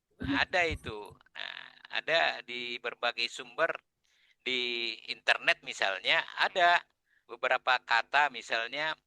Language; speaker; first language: Indonesian; non-native, local second language; Batak Toba